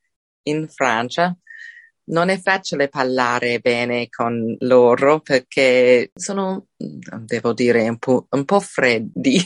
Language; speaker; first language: Italian; non-native, fluent; English